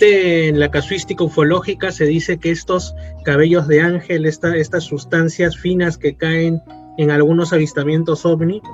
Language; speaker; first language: Spanish; native; Spanish